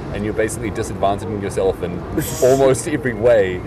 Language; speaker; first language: English; native; English